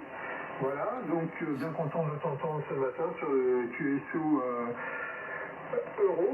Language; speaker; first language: French; native; French